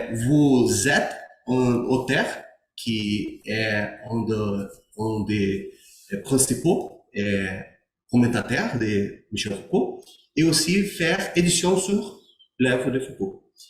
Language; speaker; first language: French; non-native, learner; Portuguese